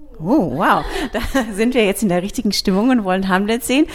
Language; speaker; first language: German; native; German